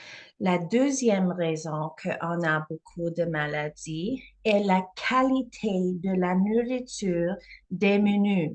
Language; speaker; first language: French; non-native, fluent; English